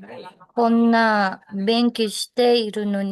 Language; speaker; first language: Japanese; non-native, learner; Filipino